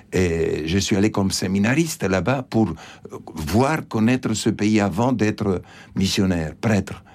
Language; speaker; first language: French; non-native, fluent; Spanish